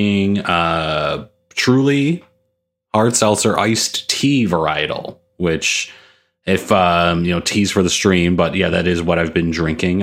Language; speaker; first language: English; native; English